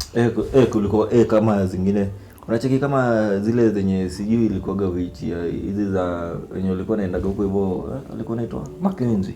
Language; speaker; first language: Swahili; native; Swahili